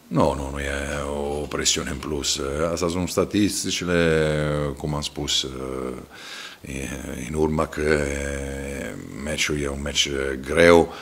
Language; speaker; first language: Romanian; non-native, fluent; Italian